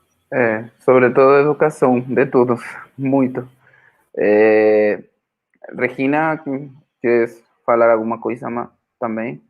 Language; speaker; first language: Portuguese; non-native, fluent; Spanish